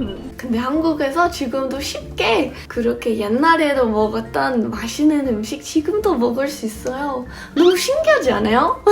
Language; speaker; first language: Korean; non-native, fluent; English